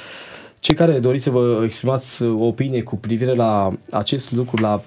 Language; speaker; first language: Romanian; native; Romanian